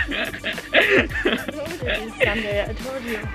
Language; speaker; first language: English; non-native, fluent; German